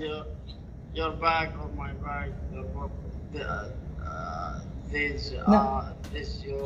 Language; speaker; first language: English; non-native, learner; Arabic